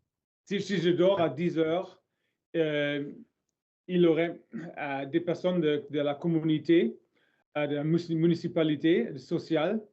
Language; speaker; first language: French; non-native, learner; English